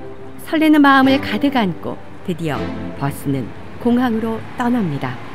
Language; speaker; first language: Korean; native; Korean